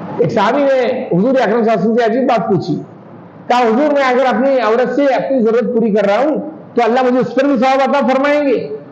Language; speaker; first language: Urdu; native; Urdu